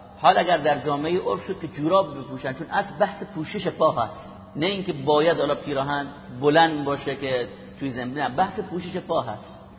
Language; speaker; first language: Persian; native; Persian